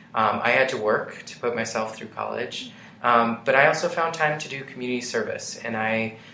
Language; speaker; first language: English; native; English